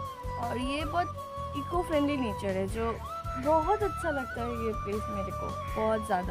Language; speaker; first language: Hindi; non-native, local second language; Assamese